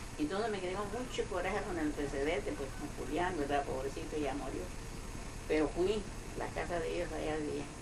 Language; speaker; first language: Spanish; non-native, local second language; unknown